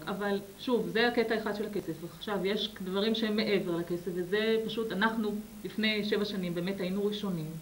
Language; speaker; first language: Hebrew; native; Hebrew